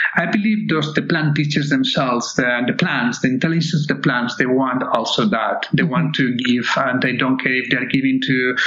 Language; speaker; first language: English; non-native, fluent; Spanish